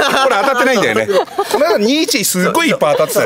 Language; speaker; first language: Japanese; native; Japanese